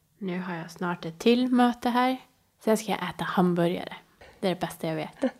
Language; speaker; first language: Swedish; early bilingual, other home language; Persian